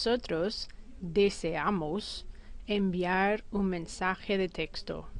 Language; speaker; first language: Spanish; non-native, fluent; English